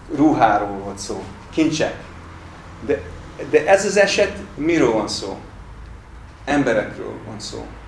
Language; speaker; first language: Hungarian; non-native, fluent; English